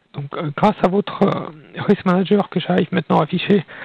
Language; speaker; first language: French; non-native, fluent; Russian